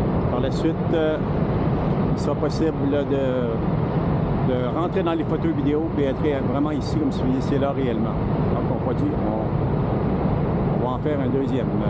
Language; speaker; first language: French; native; French